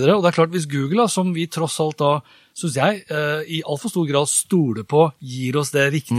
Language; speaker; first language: Norwegian; native; Norwegian